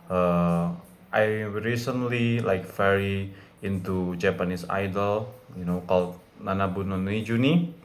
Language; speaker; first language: English; non-native, fluent; Indonesian